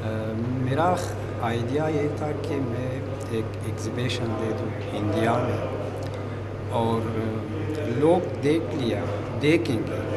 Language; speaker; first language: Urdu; non-native, learner; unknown